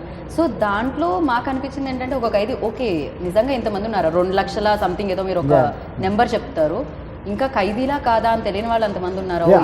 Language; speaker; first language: Telugu; native; Telugu